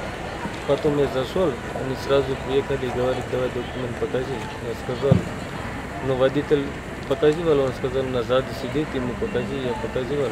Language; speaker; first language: Russian; non-native, learner; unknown